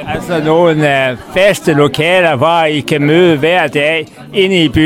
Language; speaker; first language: Danish; native; Danish